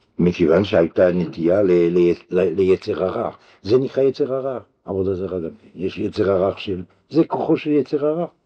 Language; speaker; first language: Hebrew; non-native, fluent; French